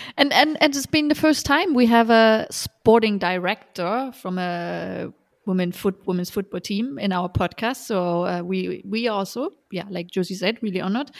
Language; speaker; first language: English; non-native, fluent; German